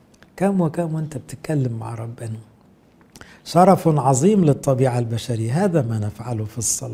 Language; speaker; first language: Arabic; native; Arabic